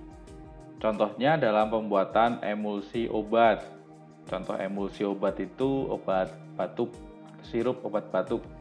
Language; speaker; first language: Indonesian; native; Indonesian